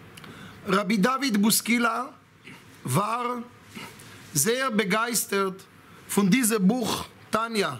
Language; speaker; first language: German; non-native, fluent; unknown